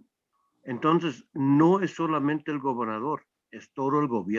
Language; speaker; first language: Spanish; non-native, fluent; German